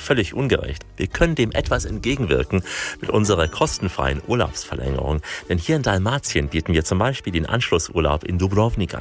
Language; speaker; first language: German; native; German